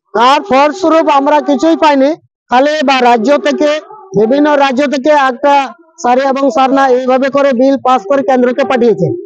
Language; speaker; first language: Bangla; non-native, local second language; Santali